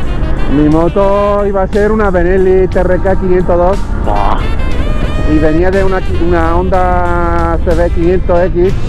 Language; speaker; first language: Spanish; non-native, fluent; Italian